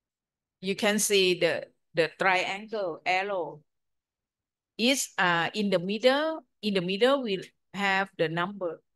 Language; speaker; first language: English; non-native, fluent; Thai